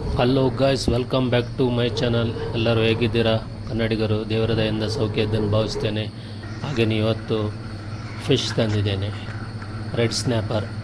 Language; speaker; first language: Kannada; non-native, local second language; Tulu